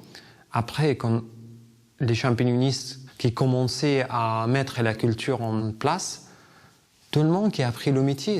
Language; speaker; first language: French; non-native, fluent; Arabic